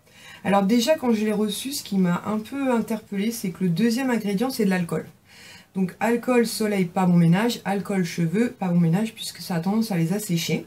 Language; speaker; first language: French; native; French